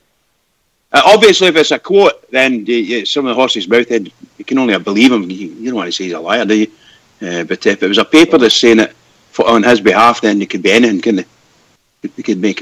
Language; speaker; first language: English; native; English